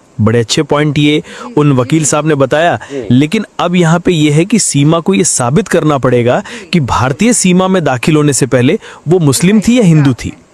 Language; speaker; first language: Hindi; native; Hindi